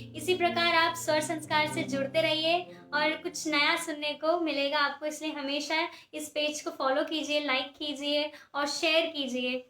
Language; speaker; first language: Hindi; non-native, local second language; Malayalam